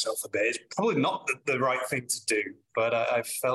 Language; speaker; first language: English; native; English